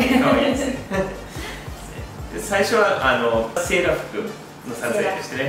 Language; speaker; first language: Japanese; non-native, fluent; English